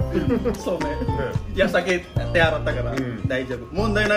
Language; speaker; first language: Japanese; non-native, fluent; Indonesian